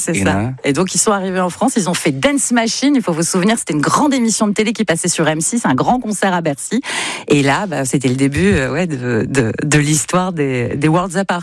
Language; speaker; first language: French; native; French